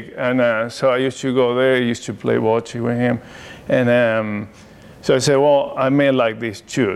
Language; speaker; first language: English; non-native, fluent; Spanish